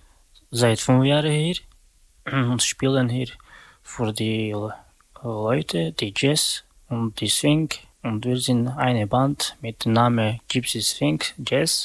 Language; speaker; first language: German; non-native, learner; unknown